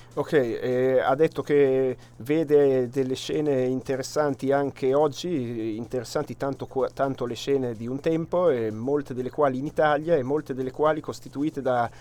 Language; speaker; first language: Italian; native; Italian